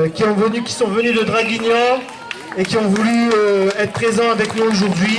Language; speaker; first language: French; native; French